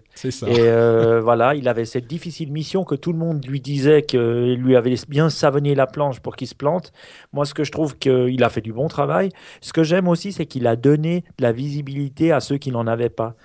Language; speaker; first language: French; native; French